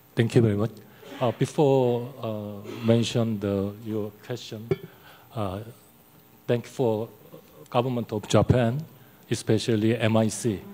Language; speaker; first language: English; non-native, learner; Korean